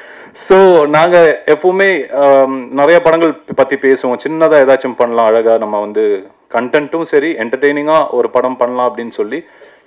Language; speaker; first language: Tamil; native; Tamil